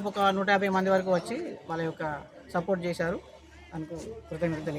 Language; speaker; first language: Telugu; native; Telugu